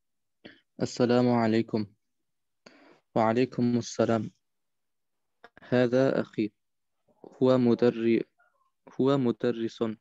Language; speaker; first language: Arabic; non-native, learner; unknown